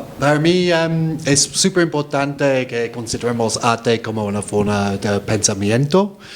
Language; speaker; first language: Spanish; non-native, fluent; English